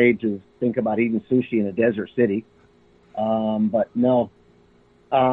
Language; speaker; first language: English; native; English